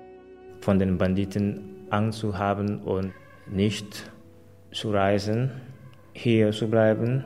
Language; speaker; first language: German; non-native, fluent; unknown